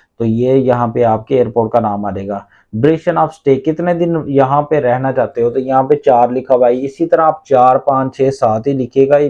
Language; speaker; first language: Urdu; non-native, local second language; Punjabi